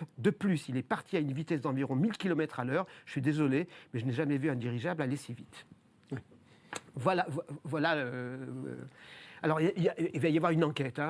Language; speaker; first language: French; native; French